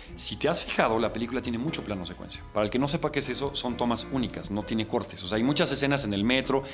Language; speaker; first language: Spanish; native; Spanish